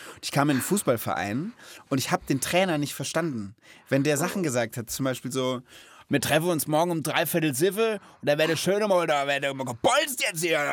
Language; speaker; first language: German; native; German